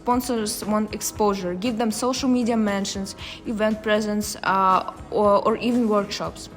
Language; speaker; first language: English; non-native, fluent; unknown